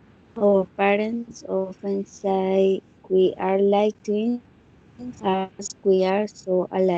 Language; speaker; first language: English; non-native, learner; Spanish